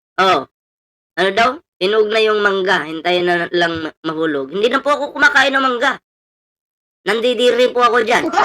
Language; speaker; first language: Filipino; non-native, local second language; Cebuano